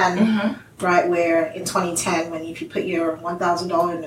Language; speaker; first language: English; non-native, local second language; Yoruba